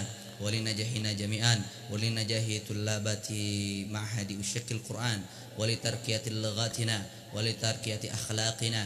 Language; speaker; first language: Arabic; non-native, fluent; Indonesian